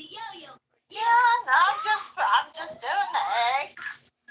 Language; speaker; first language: English; native; English